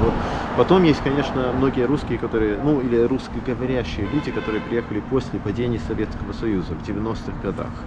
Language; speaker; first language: Russian; early bilingual, heritage; Russian